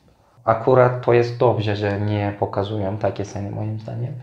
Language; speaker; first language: Polish; non-native, fluent; Turkish